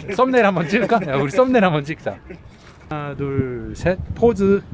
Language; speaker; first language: Korean; native; Korean